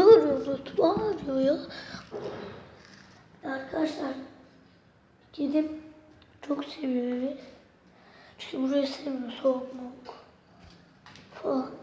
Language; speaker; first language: Turkish; native; Turkish